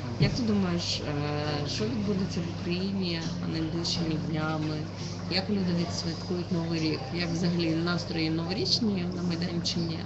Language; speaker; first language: Ukrainian; native; Ukrainian